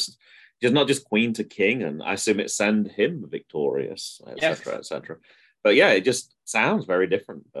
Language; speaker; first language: English; native; English